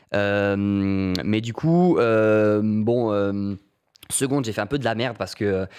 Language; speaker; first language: French; native; French